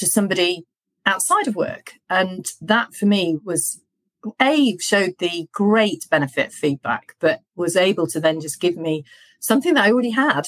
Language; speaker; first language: English; native; English